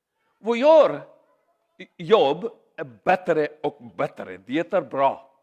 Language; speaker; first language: Swedish; non-native, learner; Urdu